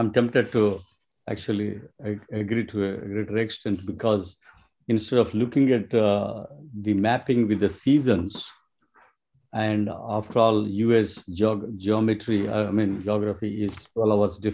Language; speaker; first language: English; non-native, local second language; Telugu